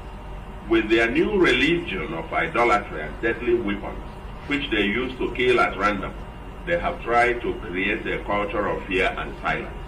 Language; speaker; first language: English; non-native, local second language; Igbo